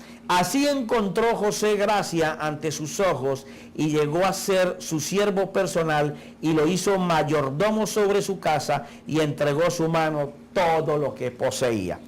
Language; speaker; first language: Spanish; native; Spanish